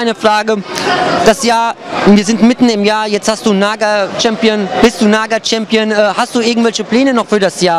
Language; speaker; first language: German; native; German